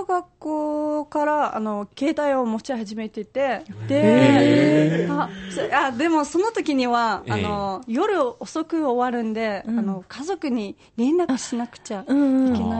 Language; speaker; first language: Japanese; non-native, fluent; Mongolian